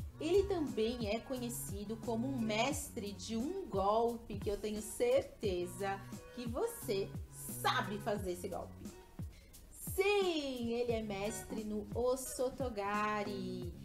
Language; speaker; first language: Portuguese; native; Portuguese